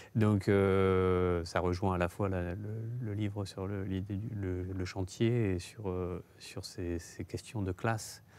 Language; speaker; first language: French; native; French